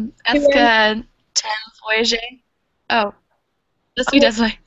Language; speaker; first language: French; non-native, learner; English